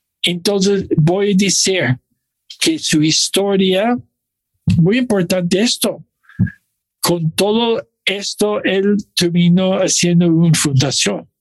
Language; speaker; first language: Spanish; non-native, fluent; English